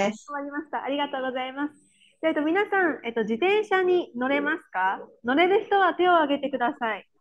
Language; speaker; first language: Japanese; native; Japanese